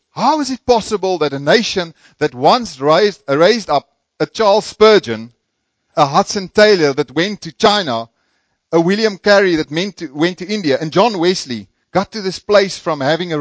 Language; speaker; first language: English; non-native, local second language; Afrikaans